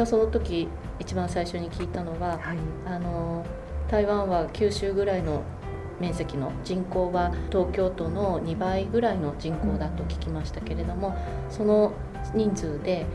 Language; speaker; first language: Japanese; native; Japanese